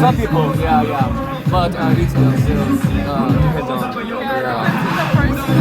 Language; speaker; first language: English; non-native, learner; Korean